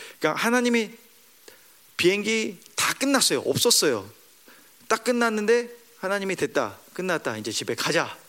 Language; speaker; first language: Korean; early bilingual, heritage; Korean